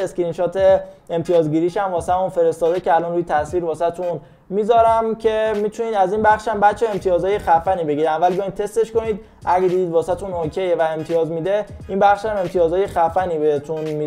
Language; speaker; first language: Persian; native; Persian